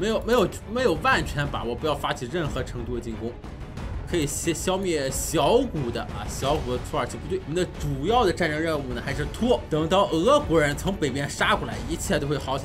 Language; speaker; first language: Chinese; native; Chinese